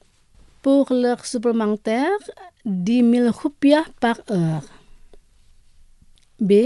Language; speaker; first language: French; non-native, fluent; Indonesian